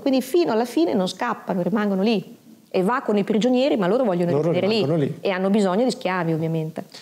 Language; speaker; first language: Italian; native; Italian